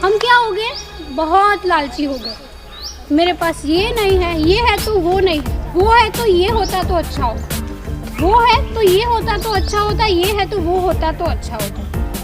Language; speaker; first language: Hindi; non-native, local second language; Gujarati